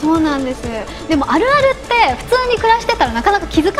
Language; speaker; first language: Japanese; native; Japanese